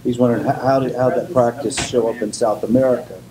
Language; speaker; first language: English; native; English